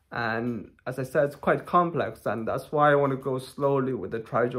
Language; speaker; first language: English; non-native, fluent; Thai